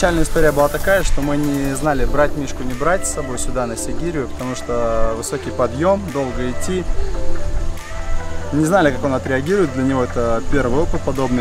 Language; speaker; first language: Russian; native; Russian